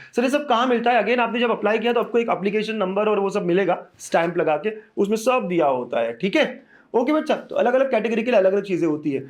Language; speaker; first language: Hindi; native; Hindi